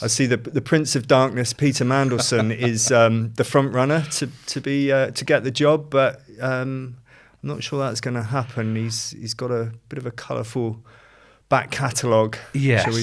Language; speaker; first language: English; native; English